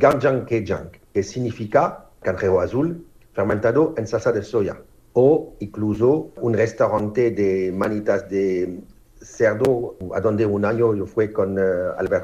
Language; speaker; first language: Spanish; non-native, learner; French